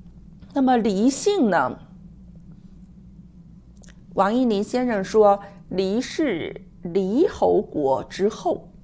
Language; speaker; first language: Chinese; native; Chinese